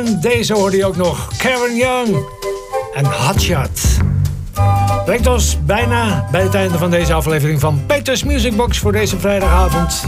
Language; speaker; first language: Dutch; native; Dutch